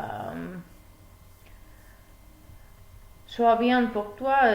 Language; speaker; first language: French; non-native, learner; Spanish